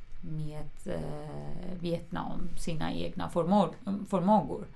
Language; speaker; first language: Swedish; non-native, fluent; Persian